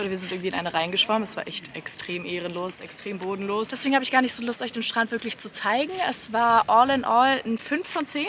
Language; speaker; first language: German; native; German